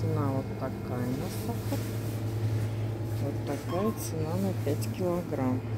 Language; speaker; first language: Russian; native; Russian